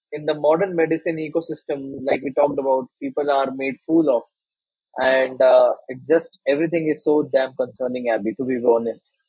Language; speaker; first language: English; non-native, local second language; Hindi